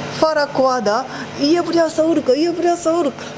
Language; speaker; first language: Romanian; non-native, learner; Japanese